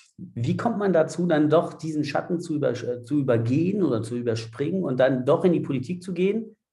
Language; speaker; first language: German; non-native, fluent; French